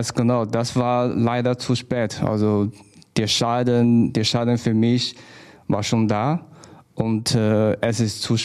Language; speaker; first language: German; non-native, fluent; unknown